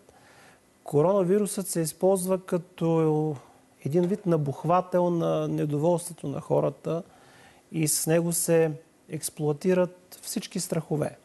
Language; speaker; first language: Bulgarian; native; Bulgarian